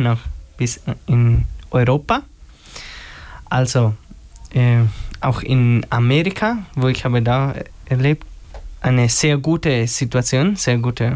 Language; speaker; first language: German; non-native, learner; Albanian